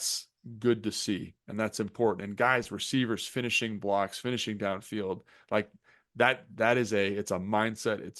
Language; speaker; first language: English; native; English